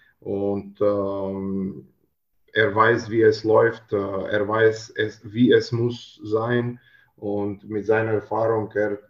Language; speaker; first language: German; non-native, learner; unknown